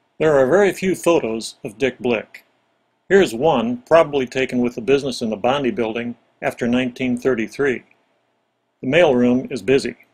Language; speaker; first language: English; native; English